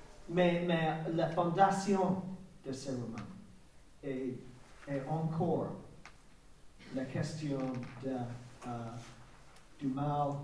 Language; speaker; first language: French; non-native, learner; English